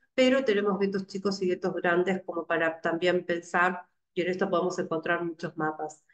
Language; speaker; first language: Spanish; native; Spanish